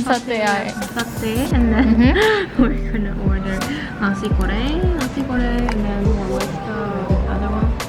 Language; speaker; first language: English; non-native, fluent; Mongolian